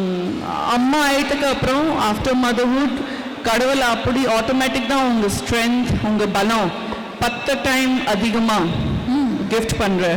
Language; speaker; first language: Tamil; non-native, fluent; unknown